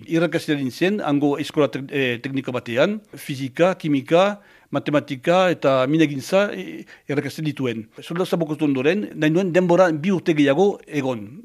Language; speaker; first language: Basque; non-native, local second language; French